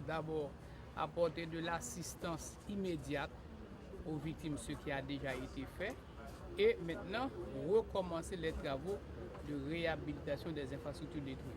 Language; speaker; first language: French; non-native, local second language; Haitian Creole